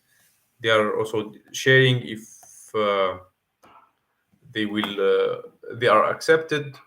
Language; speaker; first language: English; non-native, fluent; Arabic